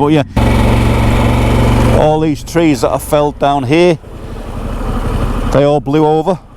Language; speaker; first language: English; native; English